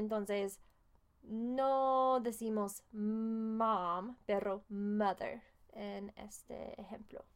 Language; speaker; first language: Spanish; non-native, fluent; English